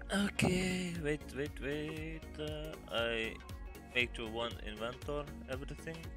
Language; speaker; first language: English; non-native, learner; Lithuanian